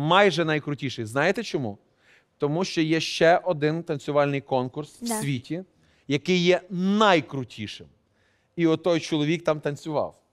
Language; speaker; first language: Ukrainian; native; Ukrainian